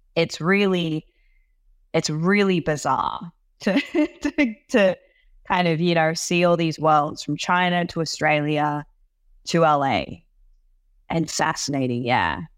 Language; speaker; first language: English; non-native, local second language; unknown